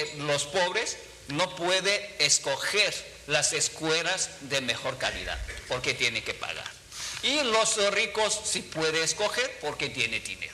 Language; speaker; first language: Spanish; non-native, fluent; Chinese